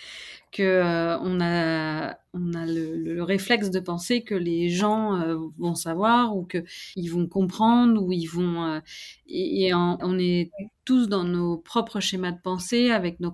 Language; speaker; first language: French; native; French